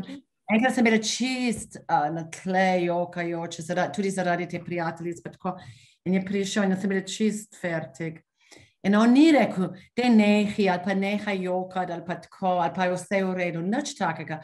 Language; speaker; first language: Slovenian; non-native, fluent; English